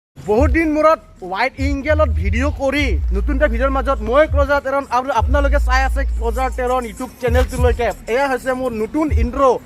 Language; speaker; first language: Assamese; non-native, local second language; Karbi